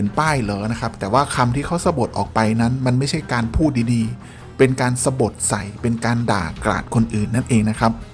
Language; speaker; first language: Thai; native; Thai